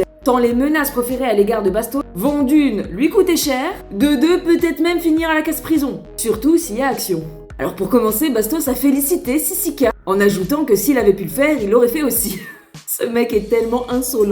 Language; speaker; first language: French; native; French